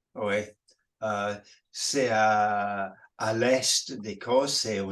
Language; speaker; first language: French; non-native, fluent; English